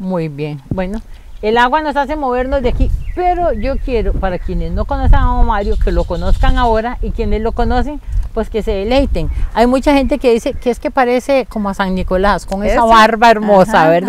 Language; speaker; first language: Spanish; native; Spanish